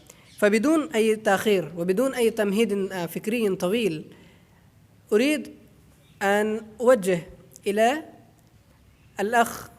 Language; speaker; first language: Arabic; non-native, fluent; Urdu